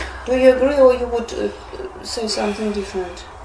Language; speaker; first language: English; non-native, fluent; Russian